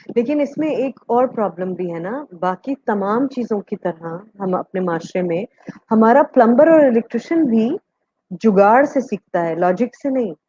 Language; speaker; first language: Urdu; native; Urdu